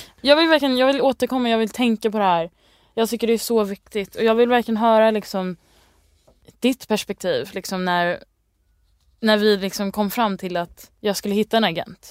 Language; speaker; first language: Swedish; early bilingual, other home language; English